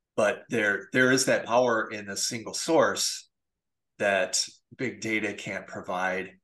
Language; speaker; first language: English; native; English